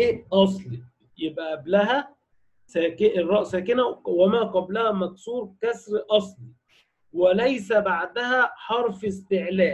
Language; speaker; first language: Arabic; native; Arabic